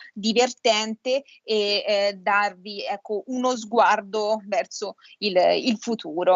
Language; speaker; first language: Italian; native; Italian